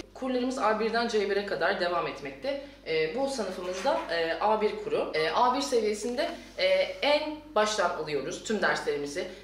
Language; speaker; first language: Turkish; native; Turkish